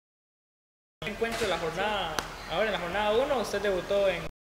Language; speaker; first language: Spanish; native; Spanish